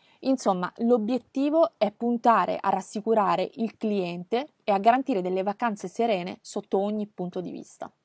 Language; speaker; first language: Italian; native; Italian